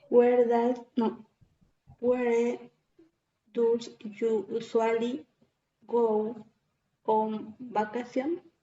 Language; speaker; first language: English; non-native, learner; Spanish